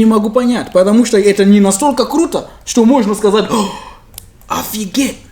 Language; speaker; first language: Russian; non-native, learner; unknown